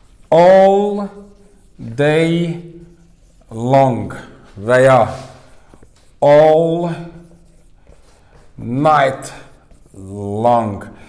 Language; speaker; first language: English; non-native, fluent; Azerbaijani